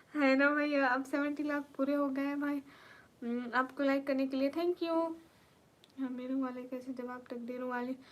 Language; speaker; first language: Urdu; non-native, local second language; Punjabi